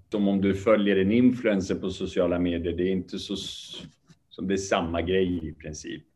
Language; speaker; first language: Swedish; early bilingual, other home language; Kurdish